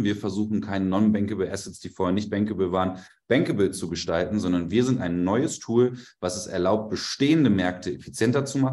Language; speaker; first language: German; native; German